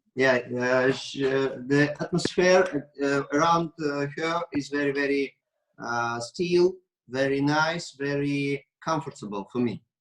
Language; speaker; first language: English; non-native, learner; Russian